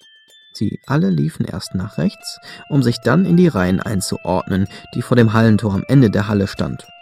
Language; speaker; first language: German; native; German